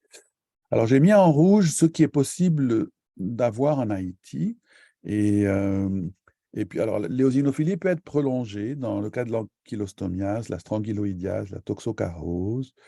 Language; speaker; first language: French; native; French